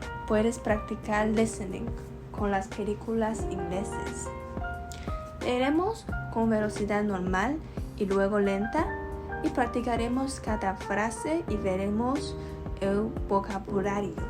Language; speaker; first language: Spanish; non-native, learner; Chinese